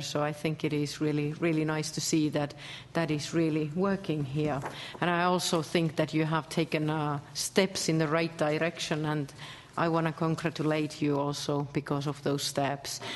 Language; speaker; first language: English; non-native, fluent; Finnish